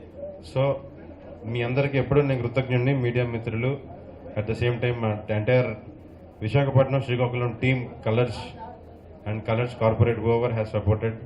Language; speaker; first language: Telugu; native; Telugu